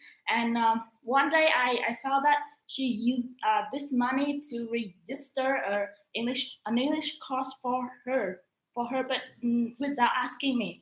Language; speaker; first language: English; non-native, learner; Vietnamese